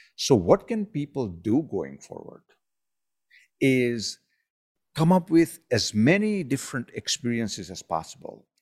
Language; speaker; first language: English; non-native, local second language; Gujarati